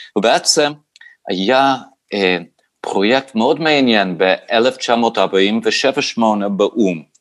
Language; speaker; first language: Hebrew; non-native, fluent; English